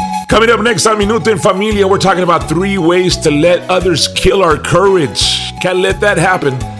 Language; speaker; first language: English; early bilingual, other home language; Spanish